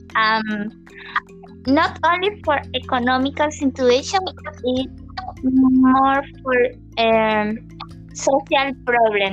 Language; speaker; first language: English; non-native, fluent; Spanish